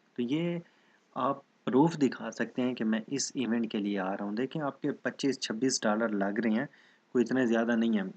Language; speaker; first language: Urdu; non-native, local second language; Saraiki